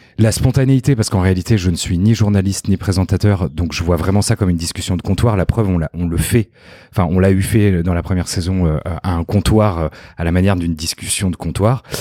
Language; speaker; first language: French; native; French